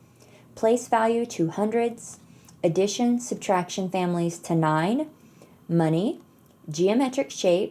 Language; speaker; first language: English; native; English